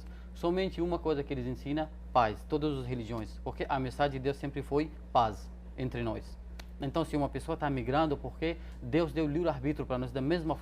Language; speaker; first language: Portuguese; non-native, fluent; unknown